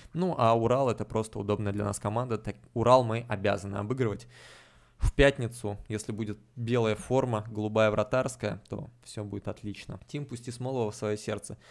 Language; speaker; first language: Russian; native; Russian